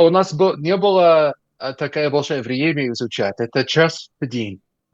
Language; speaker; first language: Russian; non-native, learner; English